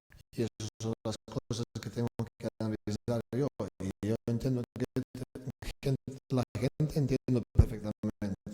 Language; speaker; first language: Spanish; non-native, fluent; Serbian